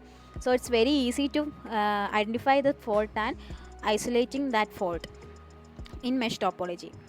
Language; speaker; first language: English; non-native, local second language; Malayalam